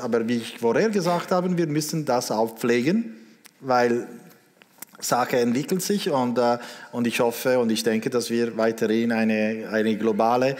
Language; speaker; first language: German; non-native, local second language; Italian